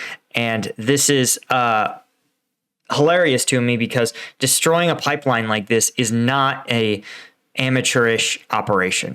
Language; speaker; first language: English; native; English